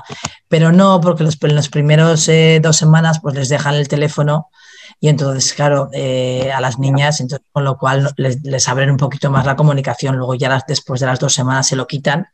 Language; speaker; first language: Spanish; native; Spanish